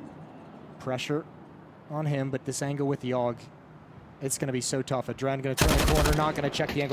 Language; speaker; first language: English; native; English